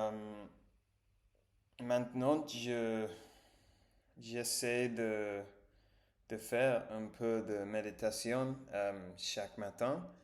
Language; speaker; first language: French; non-native, learner; English